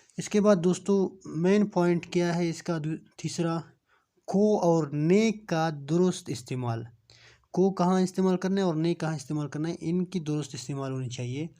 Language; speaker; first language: Urdu; non-native, local second language; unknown